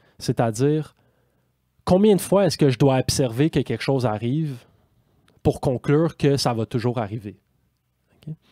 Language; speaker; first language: French; native; French